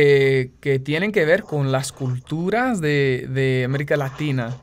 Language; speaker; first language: Spanish; non-native, fluent; English